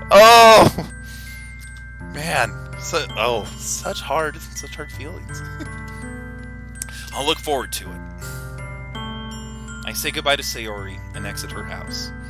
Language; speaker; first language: English; native; English